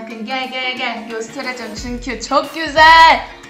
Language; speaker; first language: Turkish; non-native, fluent; Korean